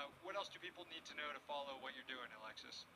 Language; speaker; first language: English; native; English